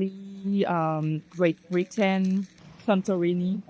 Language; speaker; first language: English; non-native, learner; French